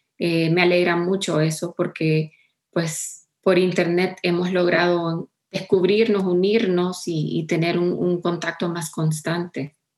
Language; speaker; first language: Spanish; early bilingual, heritage; Spanish